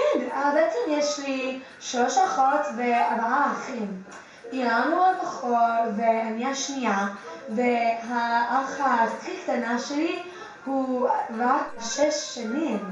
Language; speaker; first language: Hebrew; non-native, learner; English